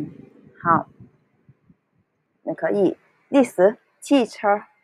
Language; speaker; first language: Chinese; early bilingual, heritage; Cantonese